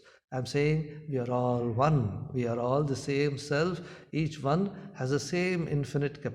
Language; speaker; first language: English; non-native, local second language; Hindi